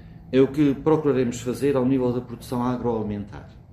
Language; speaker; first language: Portuguese; native; Portuguese